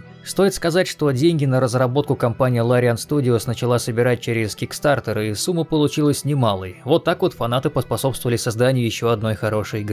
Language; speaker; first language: Russian; native; Russian